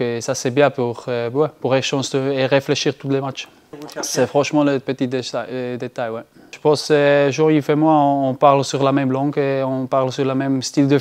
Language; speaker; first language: French; non-native, learner; German